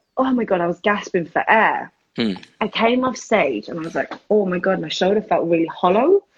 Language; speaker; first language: English; early bilingual, other home language; Spanish